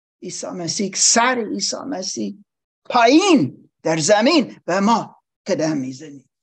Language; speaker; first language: Persian; non-native, learner; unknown